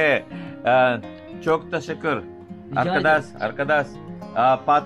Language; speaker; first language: Turkish; non-native, learner; Hindi